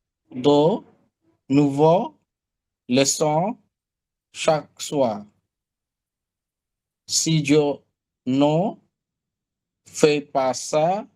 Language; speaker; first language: French; non-native, learner; Bangla